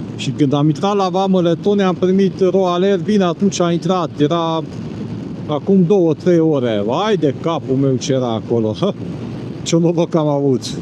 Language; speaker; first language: Romanian; non-native, local second language; Hungarian